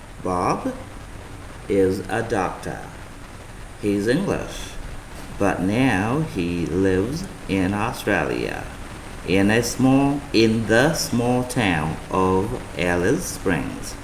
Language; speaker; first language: English; non-native, fluent; Vietnamese